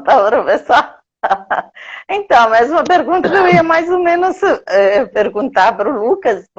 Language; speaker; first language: Portuguese; non-native, fluent; Arabic